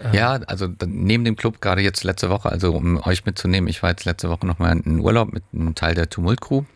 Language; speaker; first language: German; native; German